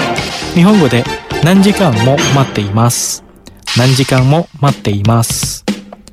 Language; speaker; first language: Japanese; non-native, fluent; Indonesian